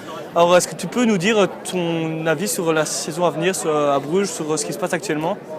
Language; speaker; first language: French; native; French